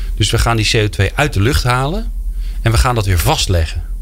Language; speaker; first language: Dutch; native; Dutch